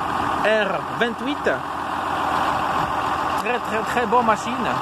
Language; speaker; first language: French; non-native, fluent; Polish